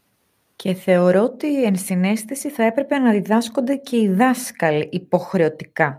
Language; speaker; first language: Greek; native; Greek